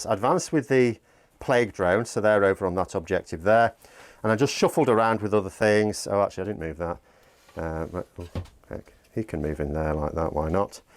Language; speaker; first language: English; native; English